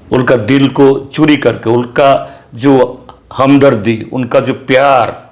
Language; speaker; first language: Hindi; non-native, local second language; Bangla